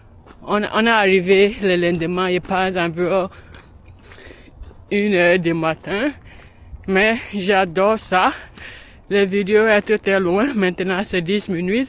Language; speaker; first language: French; non-native, learner; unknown